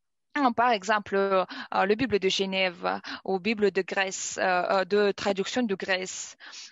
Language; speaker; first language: French; non-native, learner; Russian